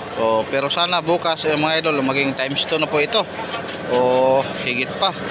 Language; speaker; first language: Filipino; non-native, local second language; Cebuano